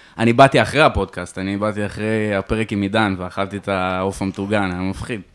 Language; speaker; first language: Hebrew; native; Hebrew